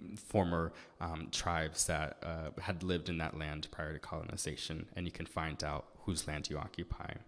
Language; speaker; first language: English; native; English